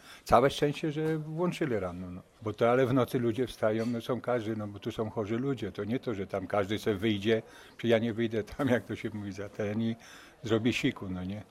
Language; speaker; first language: Polish; native; Polish